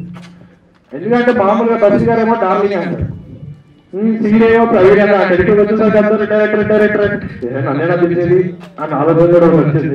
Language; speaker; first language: Telugu; native; Telugu